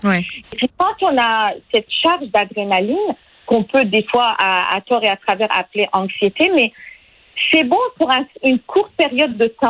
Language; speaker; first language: French; non-native, fluent; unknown